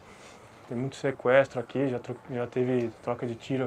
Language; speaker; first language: Portuguese; native; Portuguese